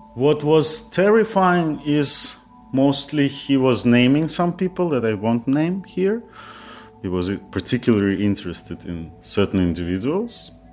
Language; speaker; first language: English; non-native, fluent; Kazakh